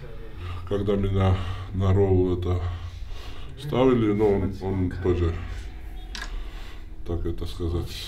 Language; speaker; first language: Russian; non-native, fluent; Georgian